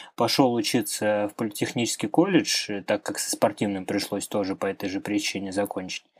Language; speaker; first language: Russian; native; Russian